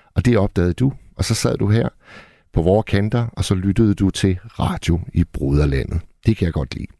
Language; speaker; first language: Danish; native; Danish